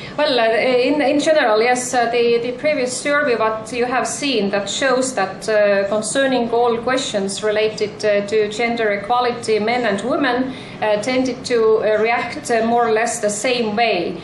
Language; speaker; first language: English; non-native, fluent; Estonian